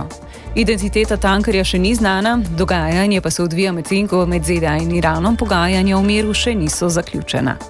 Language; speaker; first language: Slovenian; native; Slovenian